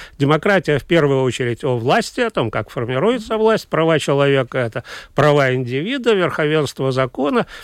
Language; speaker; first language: Russian; native; Russian